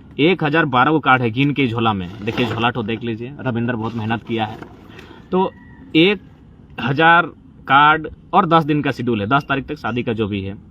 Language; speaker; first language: Hindi; non-native, local second language; Magahi